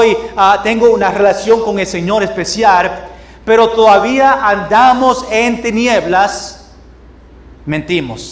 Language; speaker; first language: Spanish; non-native, fluent; English